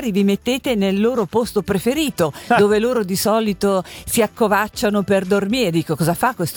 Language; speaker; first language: Italian; native; Italian